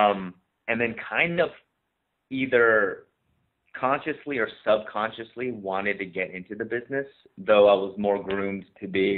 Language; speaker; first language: English; native; English